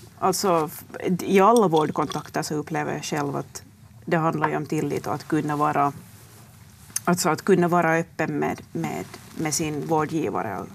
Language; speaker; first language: Swedish; native; Swedish